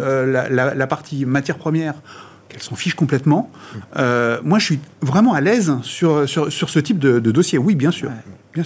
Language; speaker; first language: French; native; French